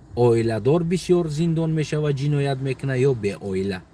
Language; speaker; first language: Persian; non-native, local second language; Uzbek